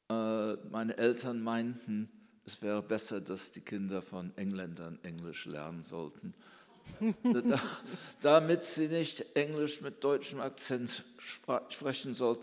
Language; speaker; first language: German; early bilingual, heritage; German